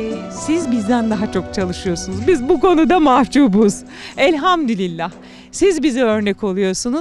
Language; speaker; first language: Turkish; native; Turkish